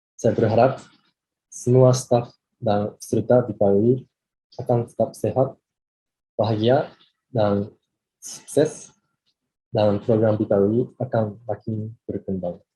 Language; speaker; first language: Indonesian; non-native, fluent; Japanese